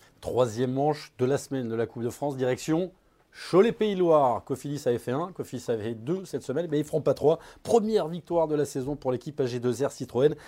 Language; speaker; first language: French; native; French